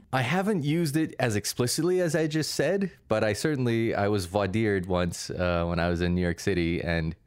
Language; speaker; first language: English; early bilingual, other home language; Russian